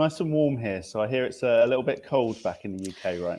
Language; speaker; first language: English; native; English